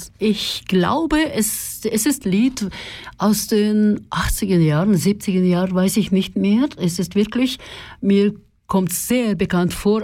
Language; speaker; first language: German; non-native, fluent; Russian